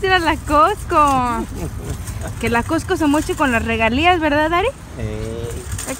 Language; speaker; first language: Spanish; native; Spanish